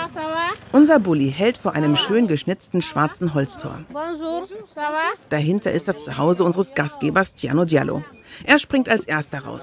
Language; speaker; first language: German; native; German